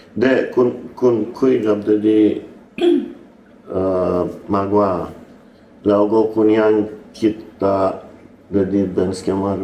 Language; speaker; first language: Thai; non-native, learner; English